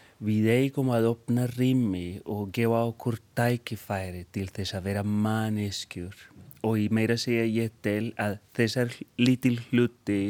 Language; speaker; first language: Icelandic; non-native, fluent; Spanish